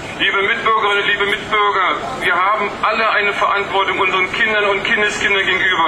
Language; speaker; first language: German; native; German